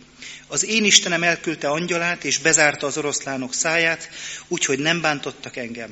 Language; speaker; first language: Hungarian; native; Hungarian